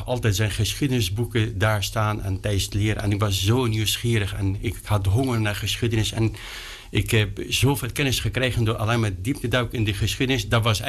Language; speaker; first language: Dutch; non-native, fluent; Arabic